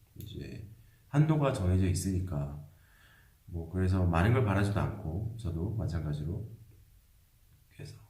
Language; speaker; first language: Korean; native; Korean